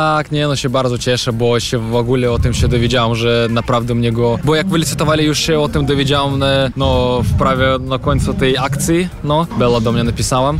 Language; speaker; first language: Polish; non-native, learner; Russian